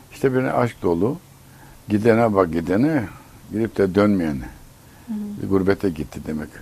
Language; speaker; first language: Turkish; native; Turkish